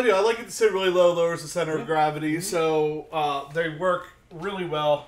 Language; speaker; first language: English; native; English